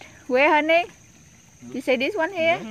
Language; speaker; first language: English; non-native, learner; Vietnamese